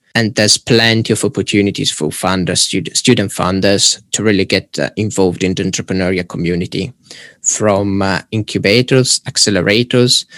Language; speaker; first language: English; non-native, fluent; Italian